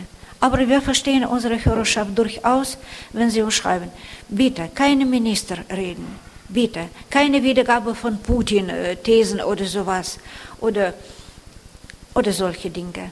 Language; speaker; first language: German; non-native, fluent; Russian